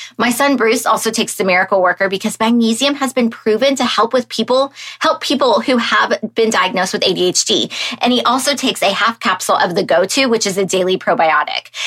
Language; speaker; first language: English; native; English